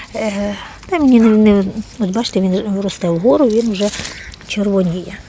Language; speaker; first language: Ukrainian; non-native, local second language; Russian